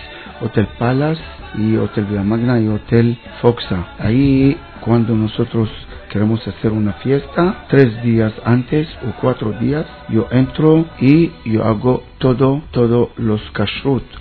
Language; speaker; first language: Spanish; non-native, learner; Hebrew